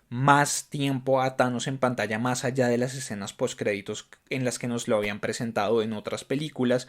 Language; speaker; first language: Spanish; native; Spanish